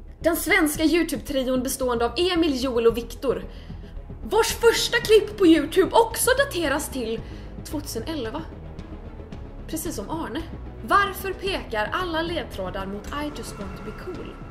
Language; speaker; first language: Swedish; native; Swedish